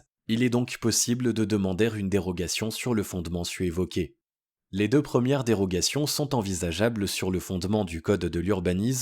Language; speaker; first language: French; native; French